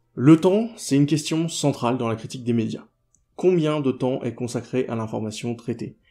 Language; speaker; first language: French; native; French